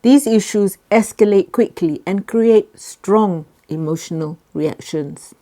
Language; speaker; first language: English; non-native, local second language; Malay